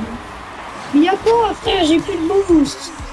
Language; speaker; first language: French; native; French